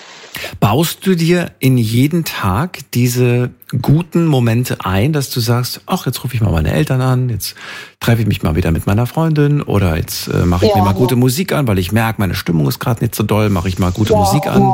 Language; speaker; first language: German; native; German